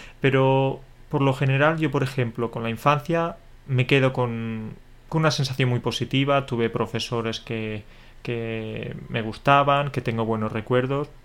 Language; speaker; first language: Spanish; native; Spanish